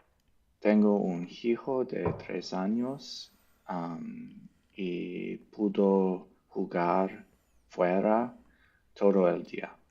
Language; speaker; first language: Spanish; non-native, learner; English